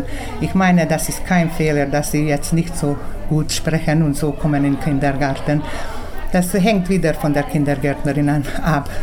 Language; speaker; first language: German; early bilingual, heritage; German